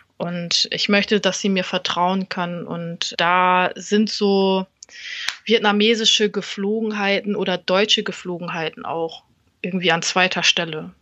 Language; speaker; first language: German; early bilingual, other home language; Vietnamese